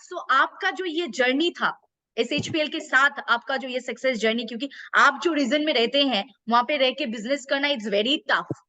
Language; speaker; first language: Hindi; native; Hindi